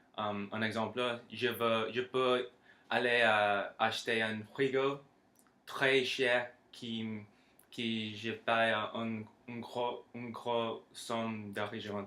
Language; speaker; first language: French; non-native, learner; English